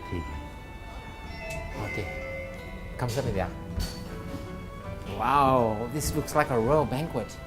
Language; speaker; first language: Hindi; non-native, fluent; English